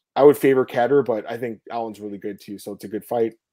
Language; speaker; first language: English; non-native, fluent; Dutch